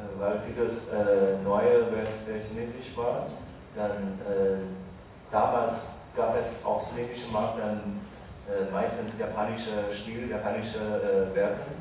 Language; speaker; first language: German; non-native, fluent; Chinese